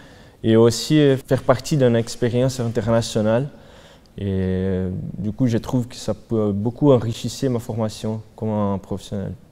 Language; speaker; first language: French; non-native, fluent; Portuguese